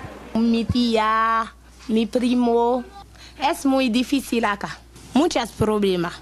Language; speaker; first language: Spanish; non-native, learner; Haitian Creole